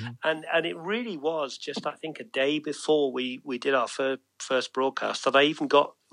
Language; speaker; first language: English; native; English